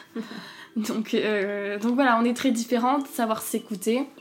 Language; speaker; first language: French; native; French